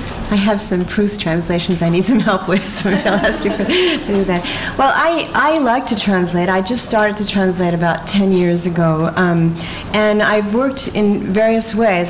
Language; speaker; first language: English; native; English